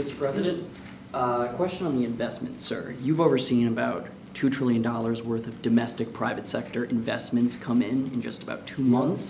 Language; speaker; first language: English; native; English